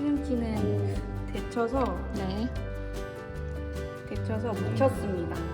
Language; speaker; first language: Korean; native; Korean